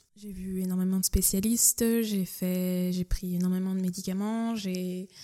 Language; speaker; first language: French; native; French